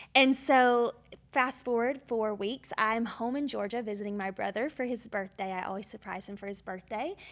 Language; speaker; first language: English; native; English